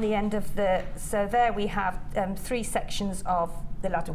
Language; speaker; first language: English; native; English